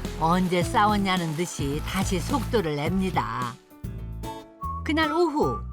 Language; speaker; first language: Korean; native; Korean